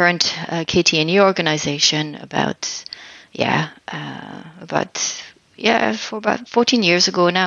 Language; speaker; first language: English; non-native, fluent; French